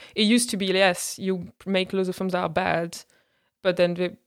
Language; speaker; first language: English; non-native, fluent; French